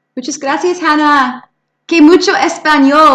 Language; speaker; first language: Spanish; non-native, learner; English